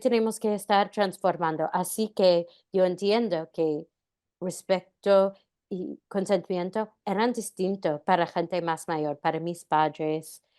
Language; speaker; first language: Spanish; non-native, fluent; English